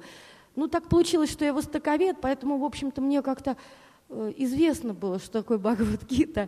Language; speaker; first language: Russian; native; Russian